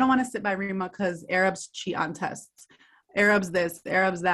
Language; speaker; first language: English; native; English